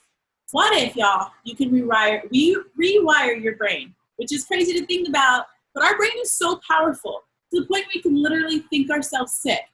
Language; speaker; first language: English; native; English